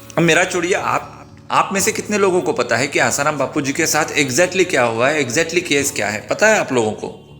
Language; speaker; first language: Hindi; non-native, local second language; Marathi